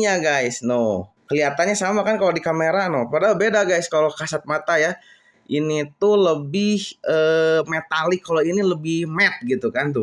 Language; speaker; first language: Indonesian; native; Indonesian